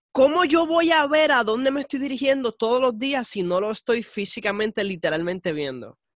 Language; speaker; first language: Spanish; native; Spanish